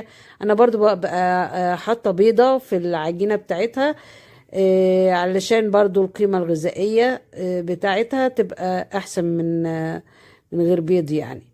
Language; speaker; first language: Arabic; native; Arabic